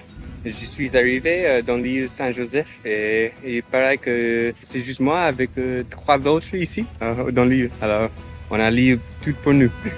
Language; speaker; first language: French; non-native, fluent; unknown